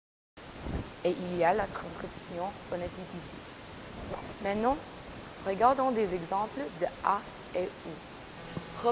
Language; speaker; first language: French; non-native, learner; English